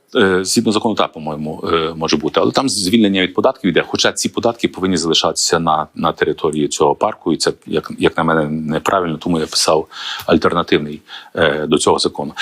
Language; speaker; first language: Ukrainian; native; Ukrainian